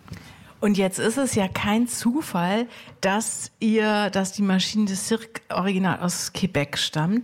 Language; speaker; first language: German; native; German